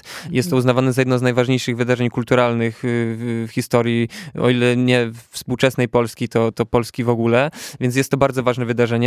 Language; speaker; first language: Polish; native; Polish